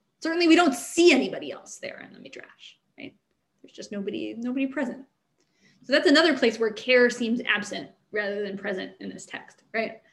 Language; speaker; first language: English; native; English